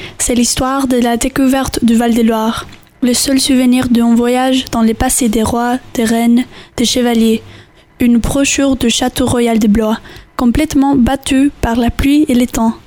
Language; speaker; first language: French; non-native, learner; Spanish